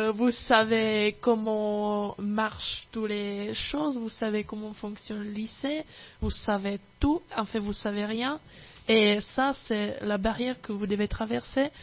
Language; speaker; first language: French; non-native, fluent; Czech